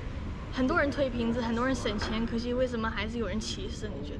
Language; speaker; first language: Chinese; early bilingual, other home language; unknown